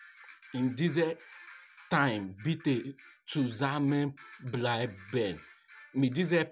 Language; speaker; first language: German; non-native, learner; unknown